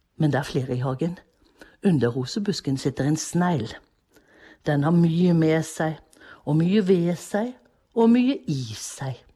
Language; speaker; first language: Norwegian; early bilingual, other home language; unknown